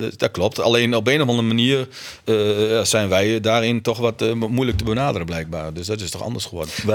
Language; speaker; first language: Dutch; native; Dutch